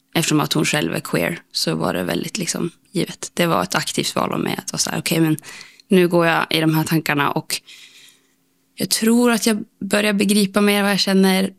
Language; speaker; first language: Swedish; native; Swedish